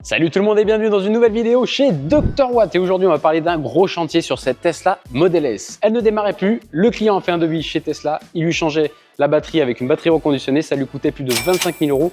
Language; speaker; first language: French; native; French